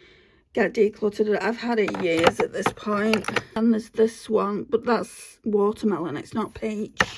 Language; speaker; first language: English; native; English